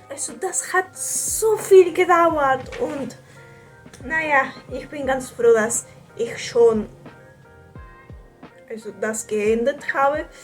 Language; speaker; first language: German; non-native, learner; Spanish